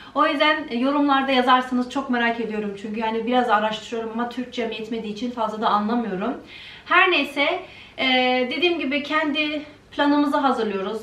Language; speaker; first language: Turkish; early bilingual, heritage; Turkish